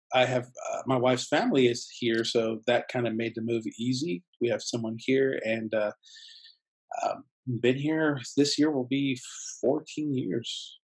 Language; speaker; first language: English; early bilingual, other home language; Spanish